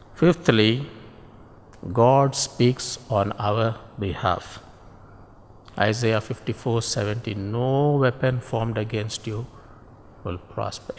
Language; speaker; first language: English; non-native, local second language; Tamil